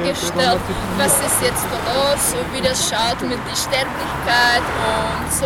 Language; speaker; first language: German; non-native, fluent; Czech